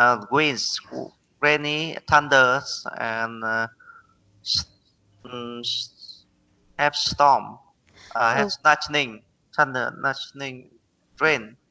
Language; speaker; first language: English; non-native, learner; Vietnamese